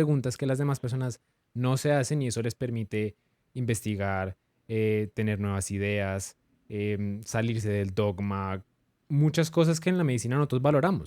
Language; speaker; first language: Spanish; native; Spanish